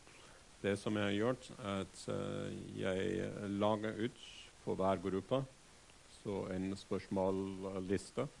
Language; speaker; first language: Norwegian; non-native, fluent; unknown